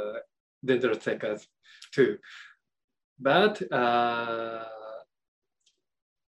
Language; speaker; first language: English; non-native, learner; Japanese